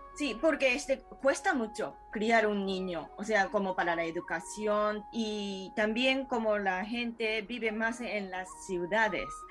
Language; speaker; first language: Spanish; non-native, fluent; Japanese